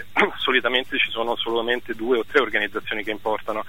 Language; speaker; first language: Italian; native; Italian